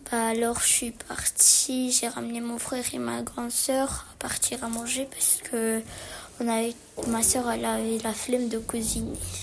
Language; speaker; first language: French; early bilingual, other home language; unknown